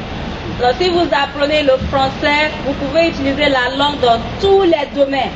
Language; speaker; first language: French; non-native, fluent; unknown